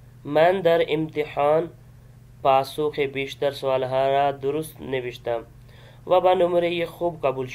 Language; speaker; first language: Persian; non-native, fluent; Urdu